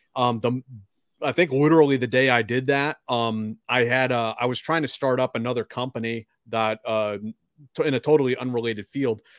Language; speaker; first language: English; native; English